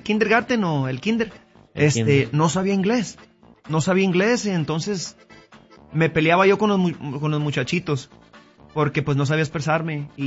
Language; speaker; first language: Spanish; early bilingual, heritage; Spanish